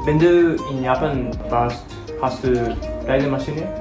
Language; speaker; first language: German; non-native, learner; Japanese